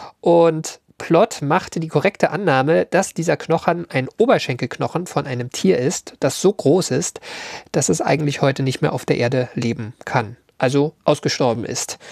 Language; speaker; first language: German; native; German